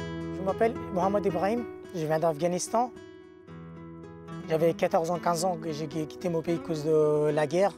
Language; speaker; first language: French; non-native, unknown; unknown